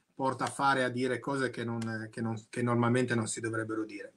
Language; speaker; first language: Italian; native; Italian